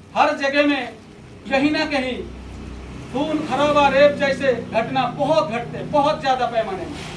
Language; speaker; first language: Hindi; non-native, local second language; Bangla